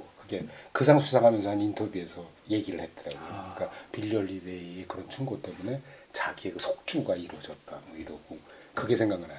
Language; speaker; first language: Korean; native; Korean